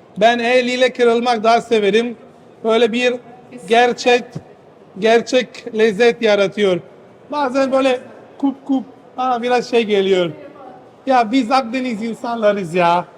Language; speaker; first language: Turkish; non-native, fluent; Italian